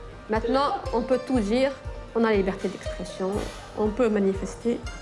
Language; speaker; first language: French; non-native, local second language; Arabic